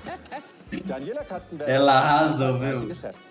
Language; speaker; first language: German; native; German